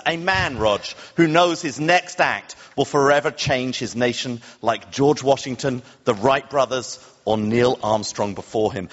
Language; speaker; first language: English; native; English